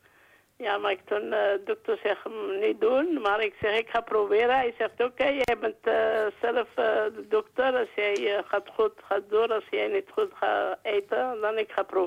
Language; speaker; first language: Dutch; non-native, learner; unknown